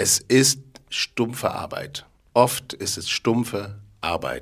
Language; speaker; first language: German; native; German